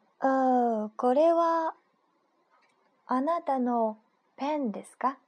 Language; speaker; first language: Japanese; non-native, fluent; Chinese